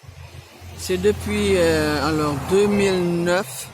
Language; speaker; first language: French; non-native, learner; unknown